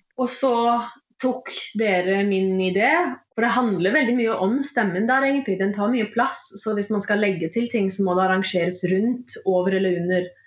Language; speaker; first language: Norwegian; native; Norwegian